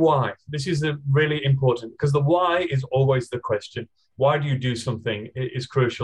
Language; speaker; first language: English; native; English